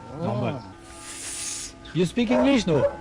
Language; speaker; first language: English; non-native, learner; French